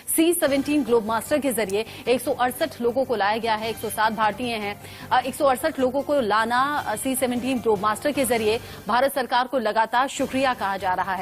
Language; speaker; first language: Hindi; native; Hindi